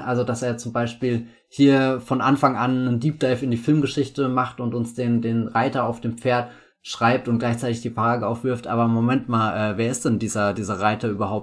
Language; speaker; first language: German; native; German